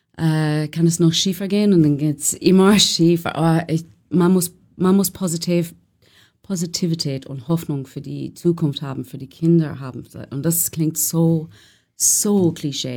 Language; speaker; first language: German; non-native, learner; English